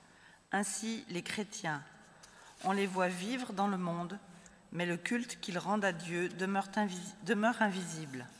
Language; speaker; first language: French; native; French